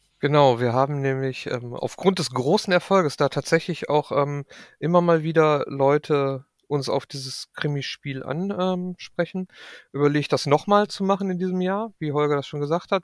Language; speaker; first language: German; native; German